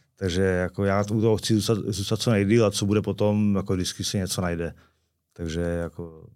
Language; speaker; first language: Czech; native; Czech